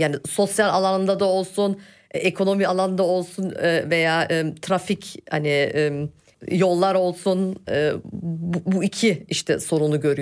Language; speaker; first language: Turkish; early bilingual, heritage; Turkish